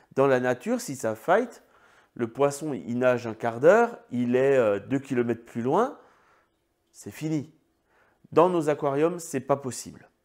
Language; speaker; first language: French; native; French